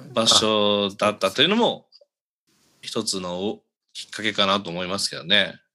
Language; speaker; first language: Japanese; native; Japanese